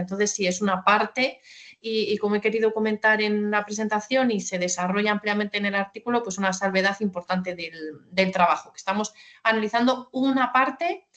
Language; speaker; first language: Spanish; native; Spanish